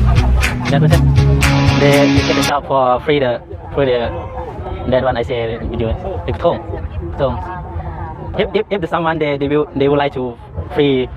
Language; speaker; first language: English; non-native, learner; Lao